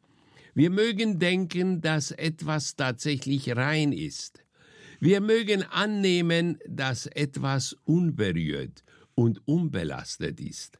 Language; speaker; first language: German; native; German